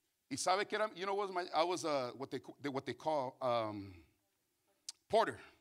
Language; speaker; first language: English; early bilingual, other home language; Spanish